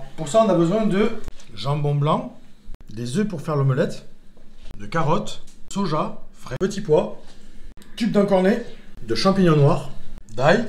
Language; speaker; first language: French; native; French